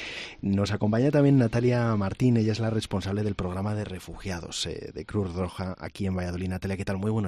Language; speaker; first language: Spanish; native; Spanish